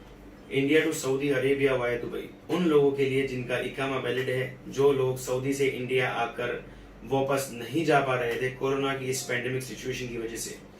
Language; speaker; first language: Hindi; native; Hindi